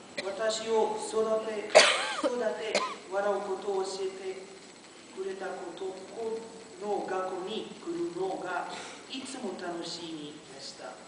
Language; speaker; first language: Japanese; non-native, learner; Portuguese